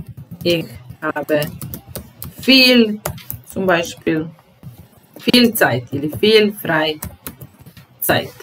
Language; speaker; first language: German; non-native, fluent; Serbian